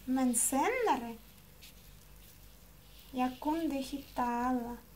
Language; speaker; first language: Swedish; non-native, learner; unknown